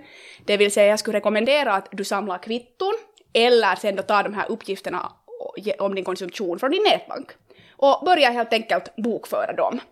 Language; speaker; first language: Swedish; native; Swedish